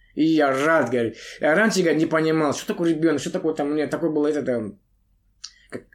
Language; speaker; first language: Russian; non-native, local second language; Kazakh